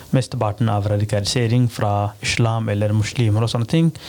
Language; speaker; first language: Norwegian; non-native, fluent; Somali